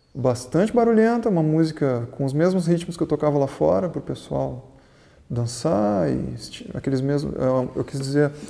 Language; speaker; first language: Portuguese; native; Portuguese